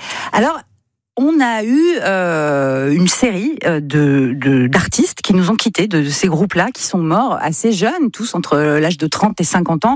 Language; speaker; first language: French; native; French